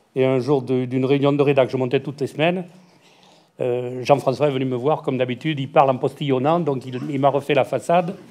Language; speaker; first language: French; native; French